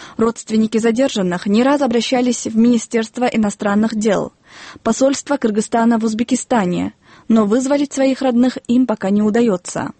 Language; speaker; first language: Russian; non-native, local second language; Kyrgyz